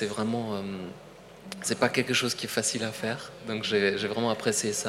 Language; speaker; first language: French; non-native, fluent; Polish